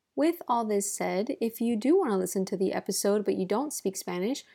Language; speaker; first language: English; native; English